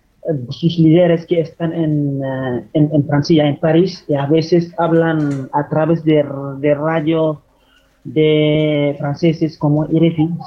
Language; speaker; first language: Spanish; non-native, fluent; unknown